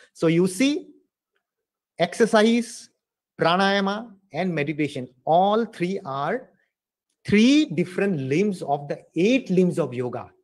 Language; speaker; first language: English; non-native, local second language; Assamese